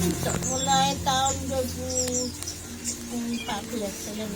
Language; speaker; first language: Indonesian; non-native, local second language; Madurese